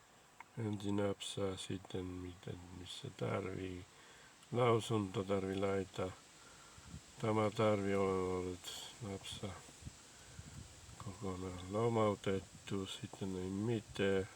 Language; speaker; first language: Finnish; non-native, learner; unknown